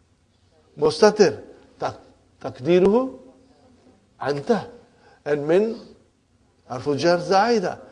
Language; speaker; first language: Arabic; non-native, fluent; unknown